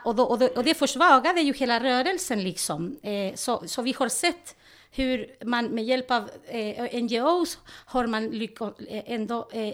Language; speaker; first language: Swedish; non-native, fluent; Spanish